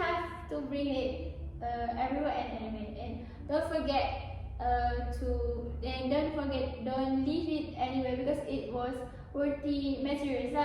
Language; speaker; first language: English; non-native, learner; Malay